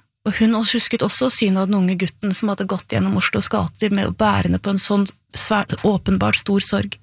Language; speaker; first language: Norwegian; native; Norwegian